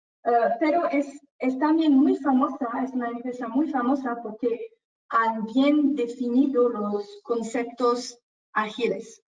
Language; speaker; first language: Spanish; non-native, fluent; French